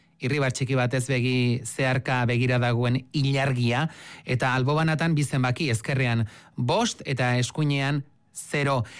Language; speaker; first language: Basque; native; Basque